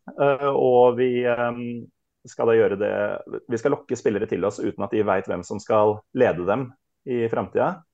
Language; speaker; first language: Norwegian; native; Norwegian